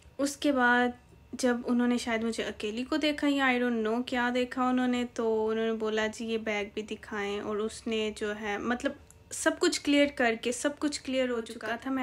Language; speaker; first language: Urdu; native; Urdu